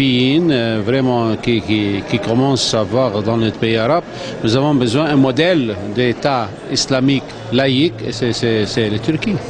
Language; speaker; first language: French; non-native, fluent; Arabic